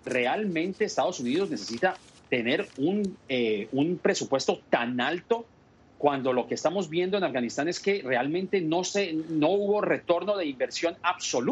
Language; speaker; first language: Spanish; native; Spanish